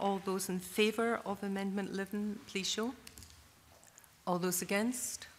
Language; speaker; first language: English; native; English